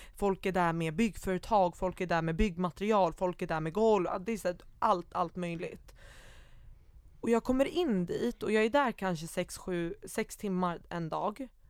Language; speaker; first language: Swedish; early bilingual, other home language; Baluchi